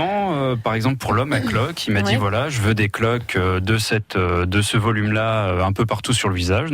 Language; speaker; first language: French; native; French